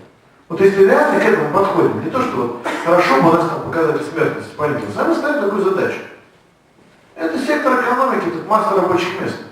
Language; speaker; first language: Russian; native; Russian